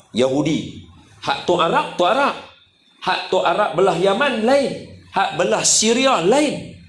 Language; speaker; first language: Malay; native; Malay